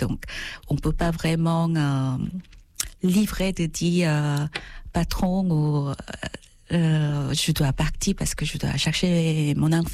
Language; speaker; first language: French; non-native, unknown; Korean